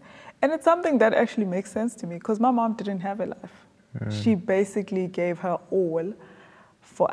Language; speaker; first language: English; non-native, local second language; Zulu